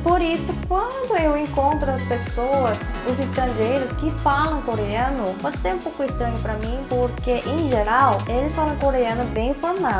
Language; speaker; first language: Portuguese; non-native, fluent; Korean